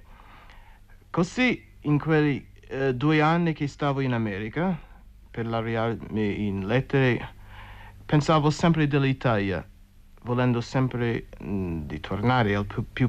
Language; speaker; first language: Italian; non-native, fluent; English